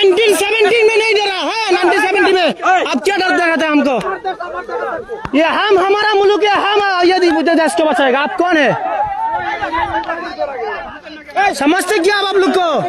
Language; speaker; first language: Hindi; non-native, learner; Bangla